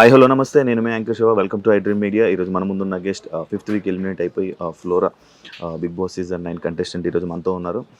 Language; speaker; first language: Telugu; native; Telugu